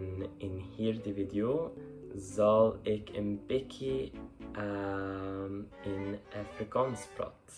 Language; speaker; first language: Dutch; non-native, learner; English